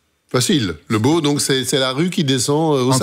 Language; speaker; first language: French; native; French